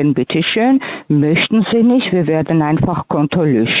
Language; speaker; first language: German; non-native, fluent; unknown